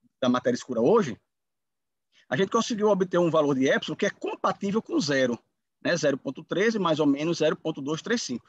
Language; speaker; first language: Portuguese; native; Portuguese